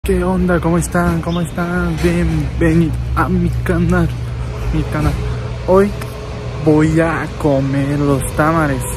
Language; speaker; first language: Spanish; non-native, learner; Japanese